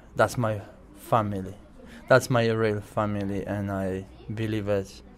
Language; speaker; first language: English; non-native, learner; Polish